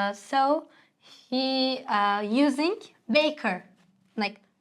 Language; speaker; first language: English; non-native, learner; Turkish